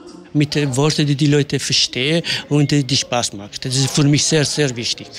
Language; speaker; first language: German; non-native, fluent; Italian